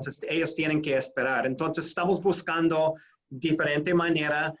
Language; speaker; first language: Spanish; non-native, fluent; English